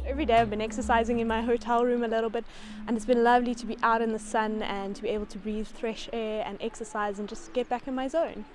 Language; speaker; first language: English; native; English